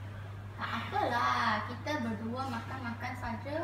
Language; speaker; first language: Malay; non-native, local second language; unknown